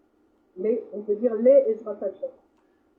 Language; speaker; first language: French; native; French